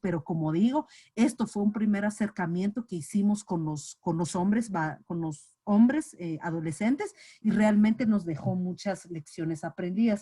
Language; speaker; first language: Spanish; native; Spanish